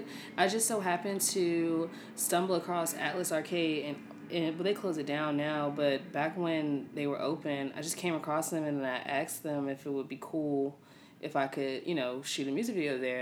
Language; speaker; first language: English; native; English